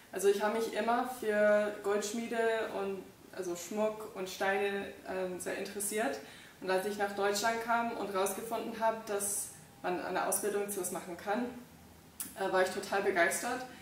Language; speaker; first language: German; non-native, fluent; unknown